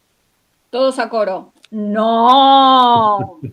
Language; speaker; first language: Spanish; native; Spanish